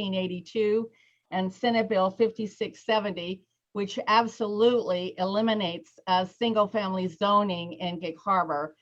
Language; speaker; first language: English; native; English